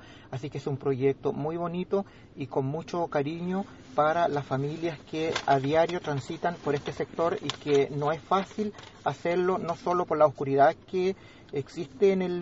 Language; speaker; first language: Spanish; native; Spanish